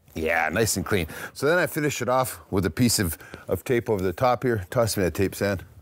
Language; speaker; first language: English; native; English